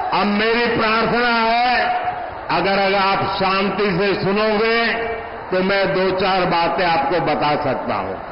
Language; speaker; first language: Hindi; non-native, local second language; Gujarati